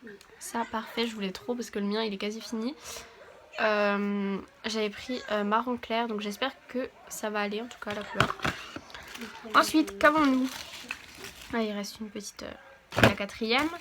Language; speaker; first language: French; native; French